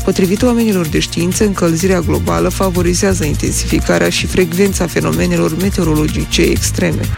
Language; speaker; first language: Romanian; native; Romanian